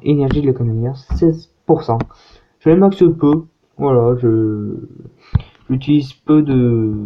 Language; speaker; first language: French; native; French